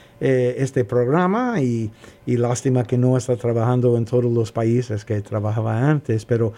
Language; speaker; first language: Spanish; non-native, learner; English